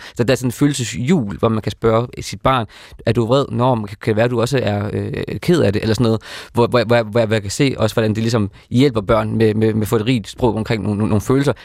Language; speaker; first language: Danish; native; Danish